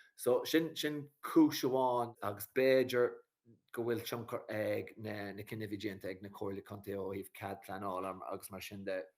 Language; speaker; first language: Irish; native; Irish